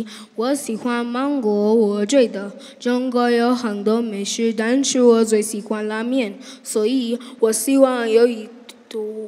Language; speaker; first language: Chinese; non-native, learner; English